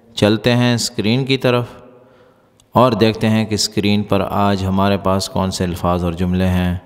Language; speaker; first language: Urdu; non-native, local second language; Pashto